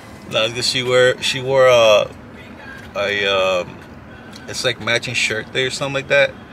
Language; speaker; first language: English; early bilingual, other home language; Spanish